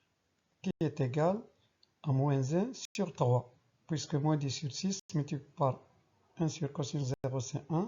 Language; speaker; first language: French; non-native, local second language; Arabic